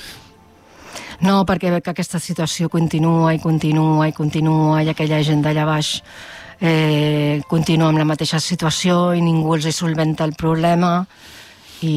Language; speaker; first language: Catalan; native; Catalan